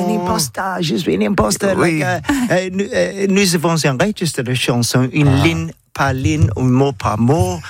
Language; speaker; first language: French; non-native, learner; English